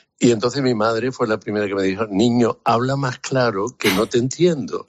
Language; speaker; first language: Spanish; native; Spanish